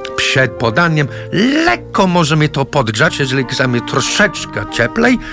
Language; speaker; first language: Polish; non-native, fluent; English